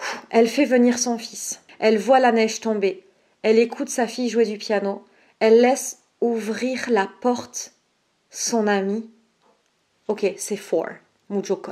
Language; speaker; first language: French; native; French